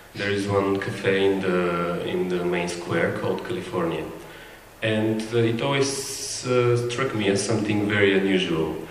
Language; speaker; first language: English; non-native, fluent; Bulgarian